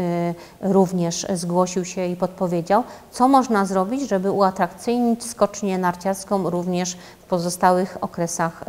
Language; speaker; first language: Polish; native; Polish